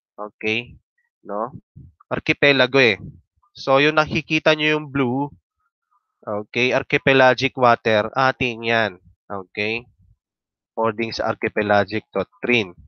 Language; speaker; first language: Filipino; native; Filipino